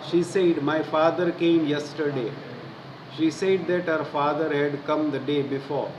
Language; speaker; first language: English; non-native, local second language; Gujarati